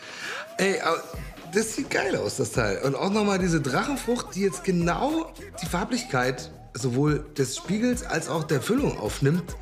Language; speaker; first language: German; native; German